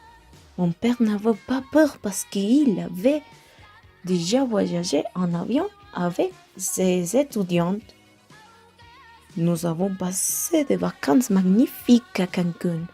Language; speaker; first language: French; non-native, learner; Spanish